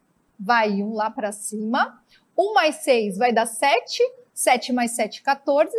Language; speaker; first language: Portuguese; native; Portuguese